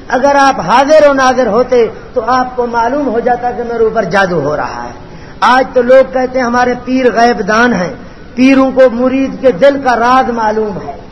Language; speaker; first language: Urdu; non-native, local second language; Punjabi